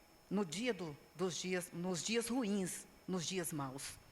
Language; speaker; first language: Portuguese; native; Portuguese